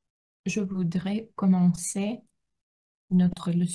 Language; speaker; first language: French; non-native, learner; Russian